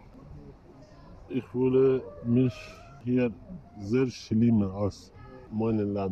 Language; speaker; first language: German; non-native, learner; Persian